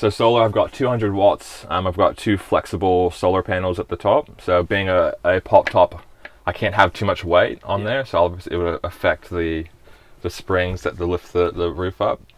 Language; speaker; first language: English; early bilingual, other home language; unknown